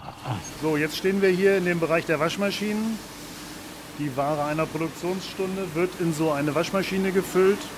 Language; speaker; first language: German; native; German